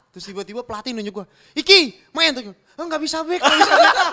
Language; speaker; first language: Indonesian; native; Indonesian